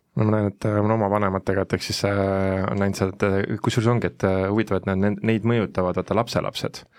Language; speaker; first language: Estonian; native; Estonian